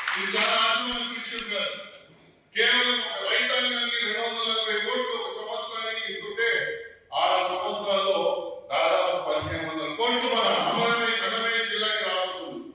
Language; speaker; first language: Telugu; native; Telugu